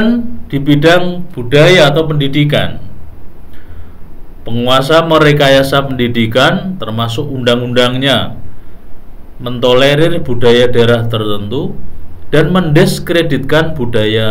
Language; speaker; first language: Indonesian; native; Indonesian